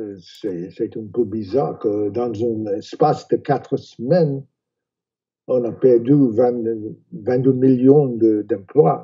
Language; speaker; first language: French; non-native, fluent; English